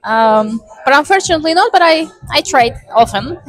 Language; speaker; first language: English; non-native, learner; Azerbaijani